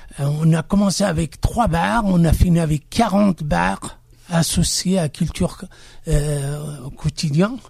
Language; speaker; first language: French; non-native, local second language; Kabyle